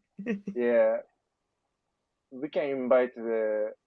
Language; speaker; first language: English; non-native, learner; Japanese